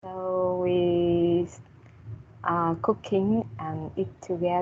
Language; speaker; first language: English; non-native, learner; Vietnamese